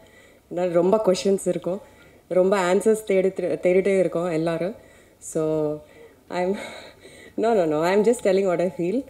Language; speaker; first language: Tamil; non-native, learner; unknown